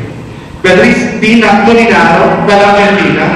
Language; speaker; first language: Italian; native; Italian